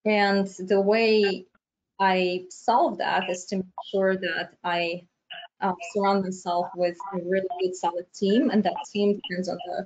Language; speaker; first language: English; non-native, fluent; Romanian